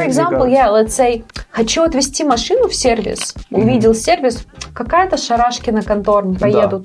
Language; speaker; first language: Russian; native; Russian